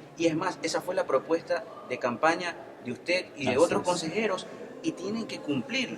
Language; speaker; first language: Spanish; native; Spanish